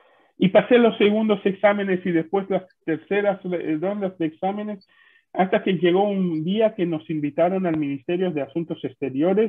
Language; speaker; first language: Spanish; non-native, fluent; Hebrew